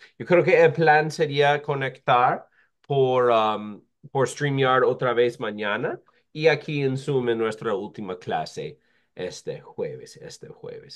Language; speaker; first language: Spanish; non-native, fluent; English